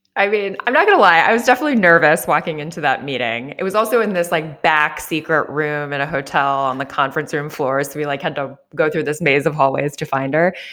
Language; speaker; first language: English; native; English